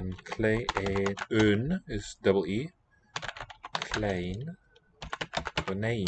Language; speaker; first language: Dutch; non-native, learner; English